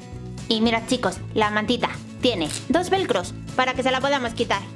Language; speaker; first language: Spanish; native; Spanish